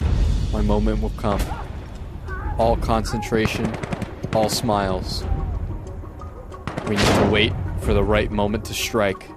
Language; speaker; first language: English; native; English